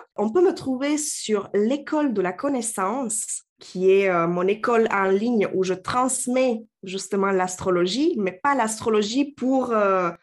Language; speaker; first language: French; non-native, fluent; Romanian